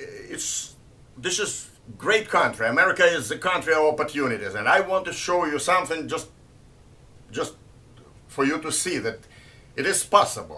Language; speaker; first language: English; non-native, fluent; Ukrainian